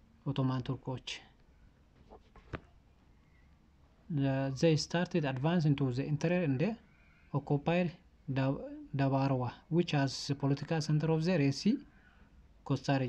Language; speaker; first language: English; non-native, fluent; Amharic